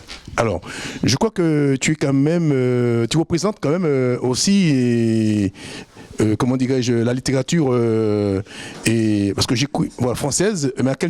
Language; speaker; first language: French; native; French